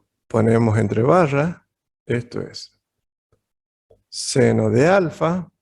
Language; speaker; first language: Spanish; native; Spanish